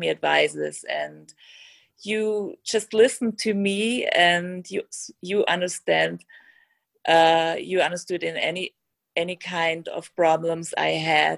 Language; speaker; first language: English; non-native, fluent; German